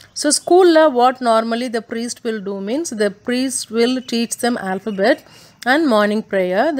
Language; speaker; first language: English; non-native, local second language; Tamil